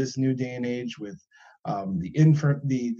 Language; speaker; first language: English; native; English